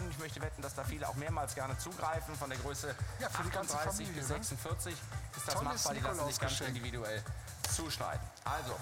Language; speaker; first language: German; native; German